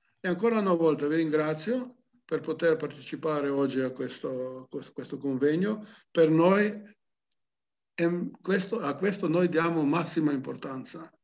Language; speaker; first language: Italian; non-native, local second language; Slovenian